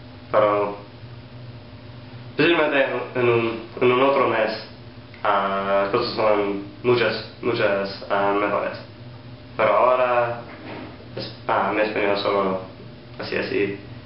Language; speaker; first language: Spanish; non-native, learner; English